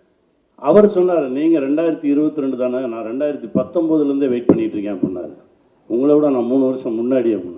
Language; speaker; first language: Tamil; native; Tamil